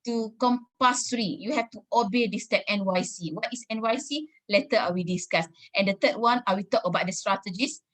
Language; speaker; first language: English; non-native, local second language; Malay